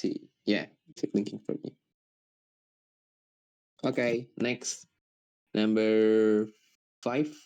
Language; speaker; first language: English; non-native, learner; Indonesian